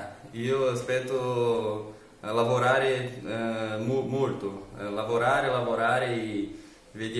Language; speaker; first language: Italian; non-native, learner; Portuguese